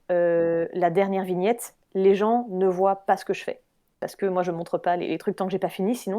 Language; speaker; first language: French; native; French